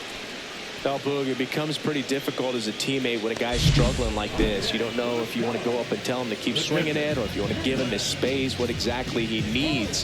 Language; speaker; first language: English; native; English